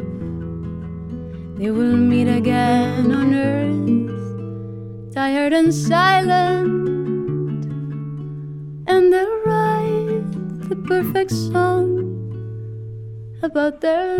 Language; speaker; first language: English; non-native, fluent; Catalan